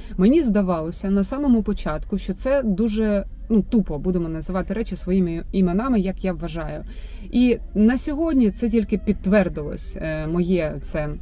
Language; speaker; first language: Ukrainian; non-native, local second language; Russian